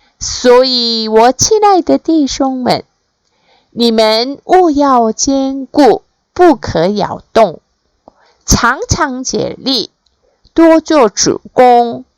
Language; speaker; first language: Chinese; non-native, fluent; Korean